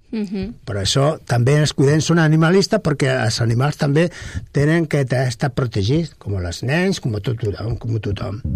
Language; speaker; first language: Catalan; non-native, local second language; Spanish